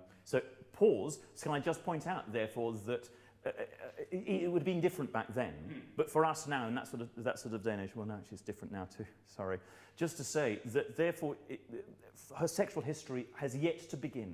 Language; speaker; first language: English; native; English